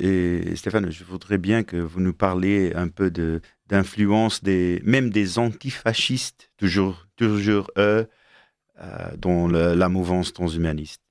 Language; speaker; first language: French; non-native, fluent; Portuguese